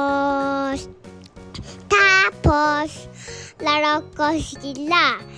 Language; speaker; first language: Filipino; early bilingual, heritage; Filipino